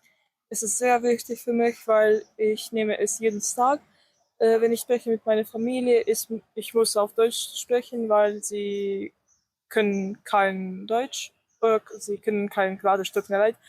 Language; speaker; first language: German; non-native, learner; Croatian